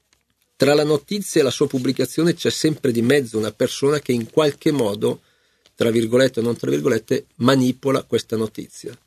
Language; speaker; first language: Italian; native; Italian